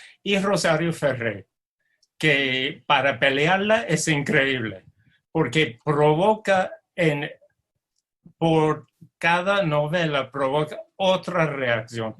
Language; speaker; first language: Spanish; non-native, fluent; English